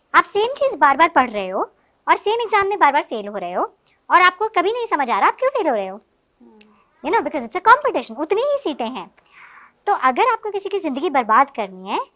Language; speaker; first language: Hindi; native; Hindi